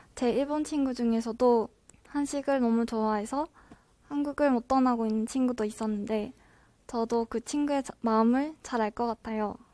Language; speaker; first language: Korean; non-native, fluent; Japanese